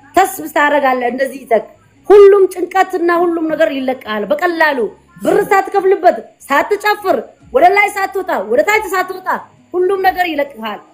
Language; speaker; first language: Amharic; non-native, local second language; Oromo